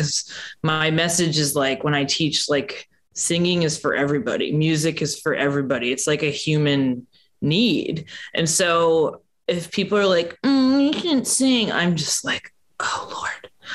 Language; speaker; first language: English; native; English